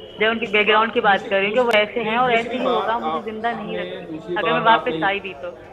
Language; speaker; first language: Urdu; non-native, local second language; Sindhi